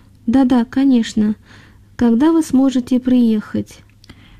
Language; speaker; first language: Russian; non-native, fluent; Chinese